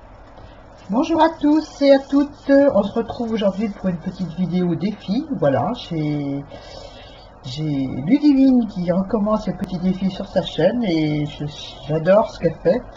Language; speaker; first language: French; native; French